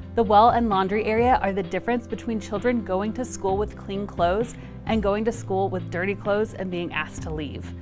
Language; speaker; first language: English; native; English